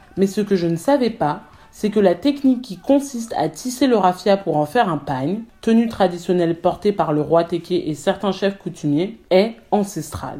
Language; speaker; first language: French; native; French